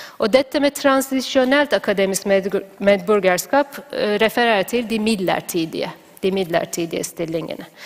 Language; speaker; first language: Norwegian; non-native, fluent; Turkish